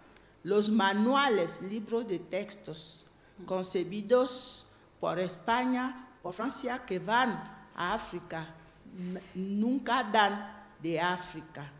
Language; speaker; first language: Spanish; non-native, fluent; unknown